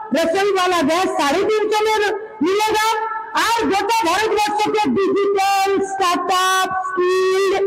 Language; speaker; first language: Hindi; non-native, local second language; Bangla